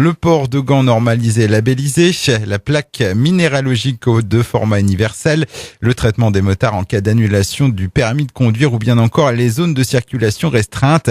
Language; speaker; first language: French; native; French